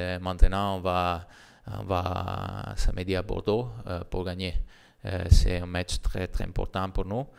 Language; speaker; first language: French; non-native, learner; Italian